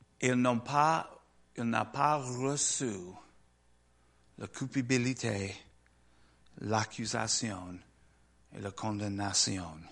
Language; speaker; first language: French; non-native, learner; English